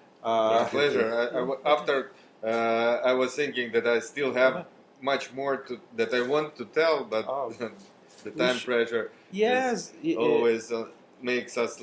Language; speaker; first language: English; non-native, fluent; Russian